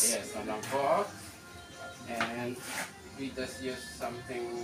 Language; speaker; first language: English; non-native, learner; Indonesian